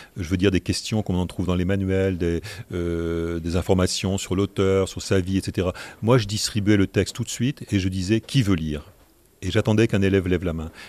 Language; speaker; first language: French; native; French